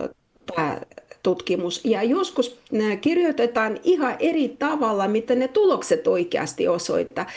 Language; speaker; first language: Finnish; non-native, fluent; Russian